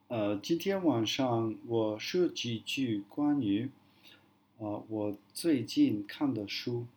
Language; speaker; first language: Chinese; non-native, learner; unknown